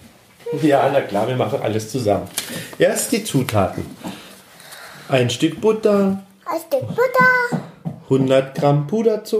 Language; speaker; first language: German; native; German